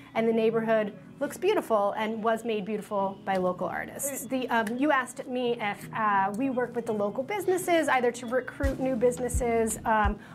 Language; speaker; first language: English; native; English